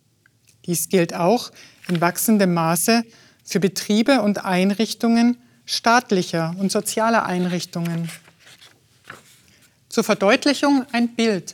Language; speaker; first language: German; native; German